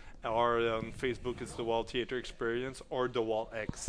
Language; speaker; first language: English; non-native, fluent; French